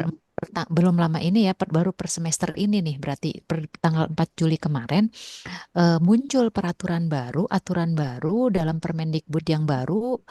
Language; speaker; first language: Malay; non-native, local second language; Sundanese